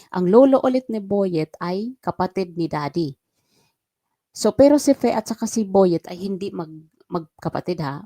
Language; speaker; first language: Filipino; non-native, local second language; Waray